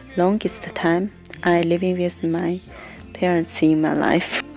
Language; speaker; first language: English; non-native, learner; Chinese